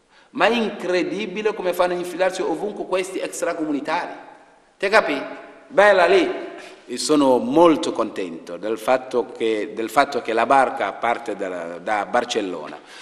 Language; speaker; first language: Italian; non-native, fluent; Wolof